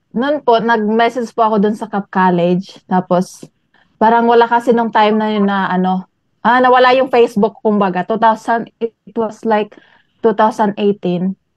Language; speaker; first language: Filipino; non-native, local second language; Cebuano